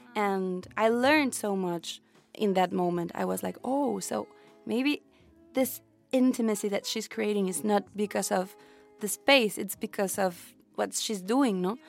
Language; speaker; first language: English; non-native, fluent; Spanish